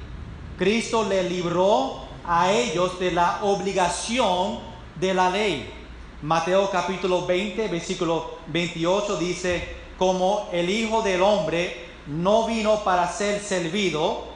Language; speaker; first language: Spanish; non-native, fluent; English